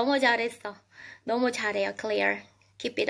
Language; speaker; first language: Korean; non-native, fluent; Filipino